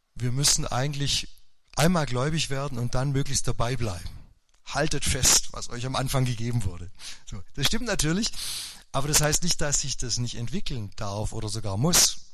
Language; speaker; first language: German; native; German